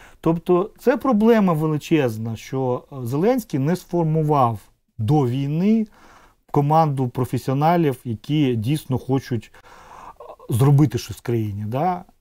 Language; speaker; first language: Ukrainian; non-native, local second language; Russian